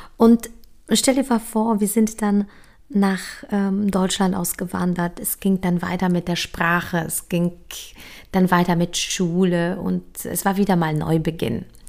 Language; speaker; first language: German; early bilingual, other home language; Polish